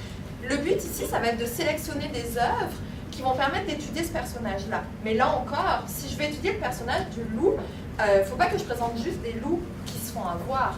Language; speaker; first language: French; native; French